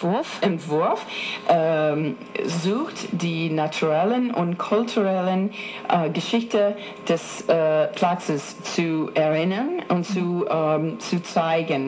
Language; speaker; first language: German; non-native, fluent; English